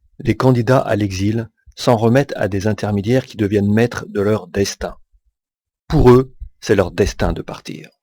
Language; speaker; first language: French; native; French